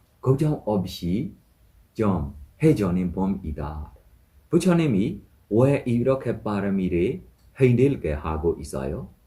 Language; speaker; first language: Korean; non-native, fluent; Burmese